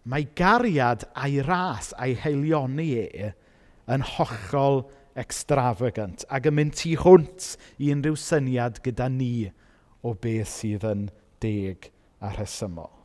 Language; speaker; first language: Welsh; native; Welsh